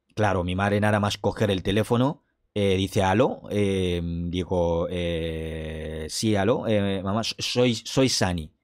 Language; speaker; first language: Spanish; non-native, fluent; French